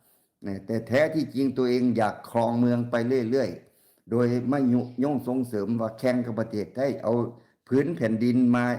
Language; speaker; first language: Thai; non-native, local second language; Lao